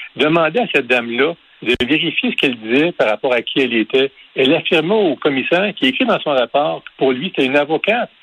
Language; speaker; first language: French; native; French